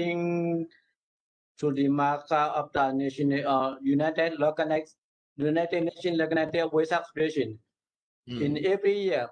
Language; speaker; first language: English; non-native, learner; Burmese